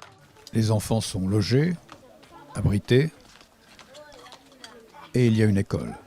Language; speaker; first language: French; native; French